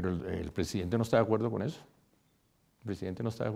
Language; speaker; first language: Spanish; native; Spanish